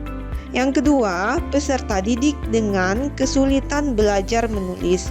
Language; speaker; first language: Indonesian; native; Indonesian